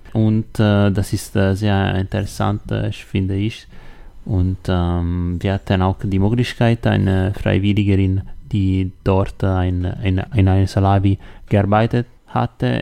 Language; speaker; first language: German; non-native, learner; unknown